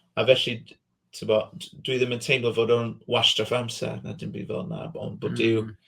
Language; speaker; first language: Welsh; non-native, fluent; English